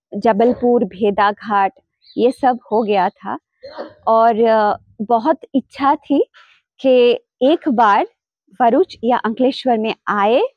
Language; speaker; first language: Hindi; non-native, local second language; Bangla